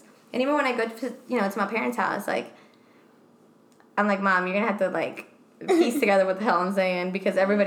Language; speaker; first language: English; non-native, fluent; Spanish